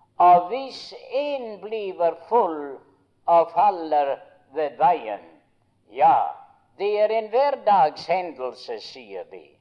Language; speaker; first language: Norwegian; early bilingual, heritage; Norwegian